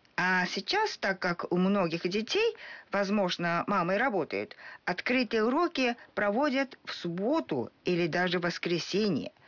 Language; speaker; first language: Russian; non-native, fluent; Japanese